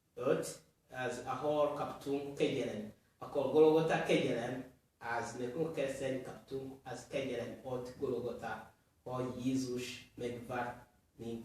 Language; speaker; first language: Hungarian; non-native, learner; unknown